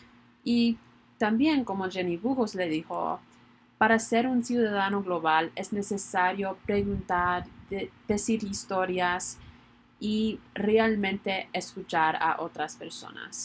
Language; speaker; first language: Spanish; non-native, learner; English